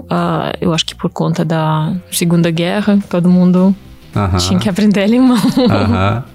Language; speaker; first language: Portuguese; non-native, fluent; Russian